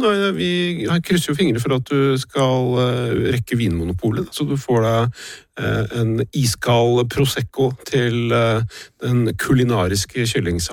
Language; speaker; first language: Norwegian; native; Norwegian